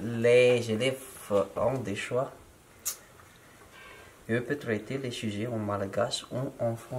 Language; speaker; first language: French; non-native, local second language; Malagasy